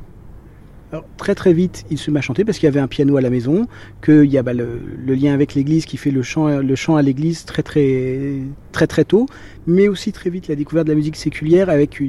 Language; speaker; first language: French; native; French